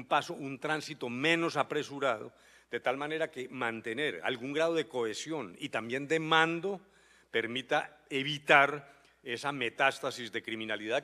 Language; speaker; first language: Spanish; native; Spanish